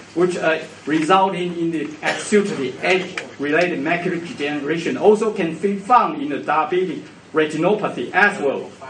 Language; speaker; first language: English; non-native, fluent; Chinese